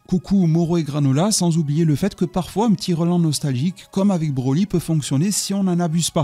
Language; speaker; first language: French; native; French